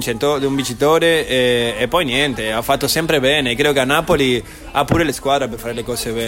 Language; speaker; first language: Italian; non-native, fluent; Spanish